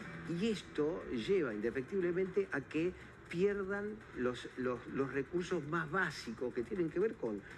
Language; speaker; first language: Spanish; native; Spanish